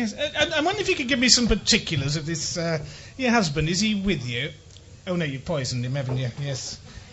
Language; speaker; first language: English; non-native, fluent; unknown